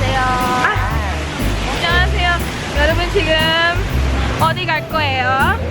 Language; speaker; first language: Korean; non-native, learner; Filipino